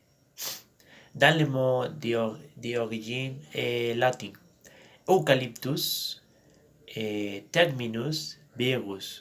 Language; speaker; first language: French; non-native, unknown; Spanish